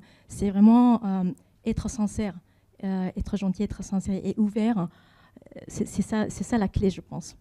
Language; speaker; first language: French; non-native, fluent; Japanese